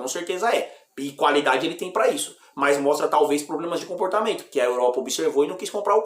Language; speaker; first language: Portuguese; native; Portuguese